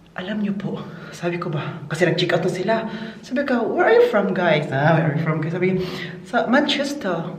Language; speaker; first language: Filipino; non-native, local second language; Cebuano